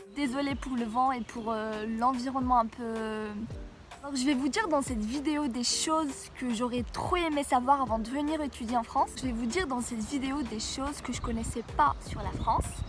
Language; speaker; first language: French; non-native, local second language; Arabic